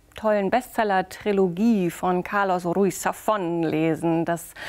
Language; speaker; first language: German; native; German